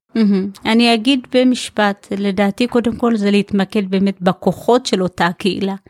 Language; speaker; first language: Hebrew; early bilingual, other home language; Amharic